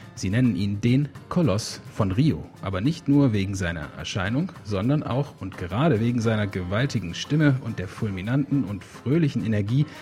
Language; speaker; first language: German; native; German